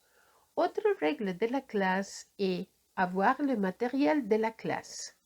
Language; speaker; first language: French; non-native, fluent; Spanish